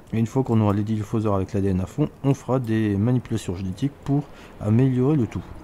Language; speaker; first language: French; native; French